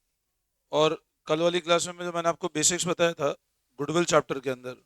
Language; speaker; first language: Hindi; native; Hindi